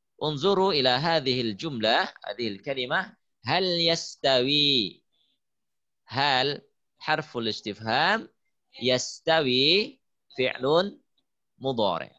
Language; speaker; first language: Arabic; non-native, fluent; Indonesian